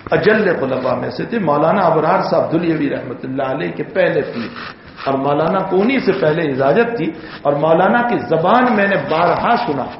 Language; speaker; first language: Urdu; native; Urdu